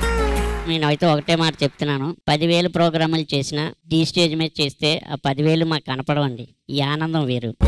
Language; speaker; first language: Telugu; native; Telugu